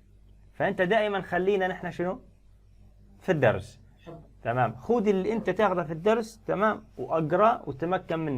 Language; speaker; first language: Arabic; native; Arabic